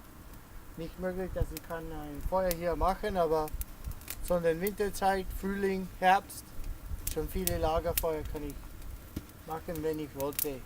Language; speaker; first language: German; non-native, learner; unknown